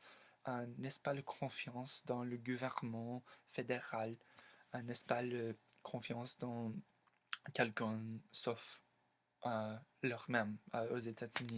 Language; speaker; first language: French; non-native, learner; English